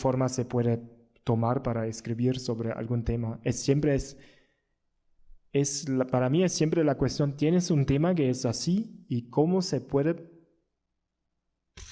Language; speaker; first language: Spanish; non-native, learner; German